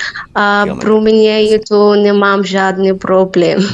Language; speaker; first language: Czech; non-native, learner; Arabic